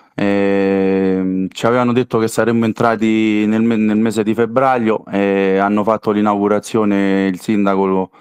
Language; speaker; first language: Italian; native; Italian